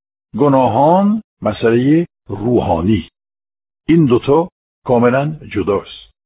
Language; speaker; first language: Persian; non-native, fluent; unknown